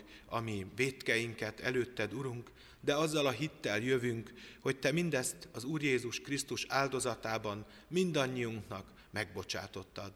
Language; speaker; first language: Hungarian; native; Hungarian